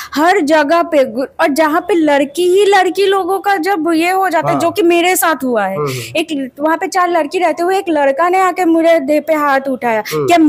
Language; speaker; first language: Hindi; non-native, local second language; Bangla